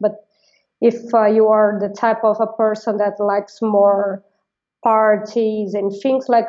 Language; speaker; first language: English; non-native, fluent; Portuguese